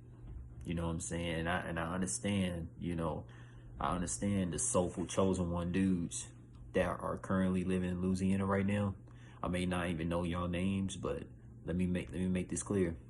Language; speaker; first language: English; native; English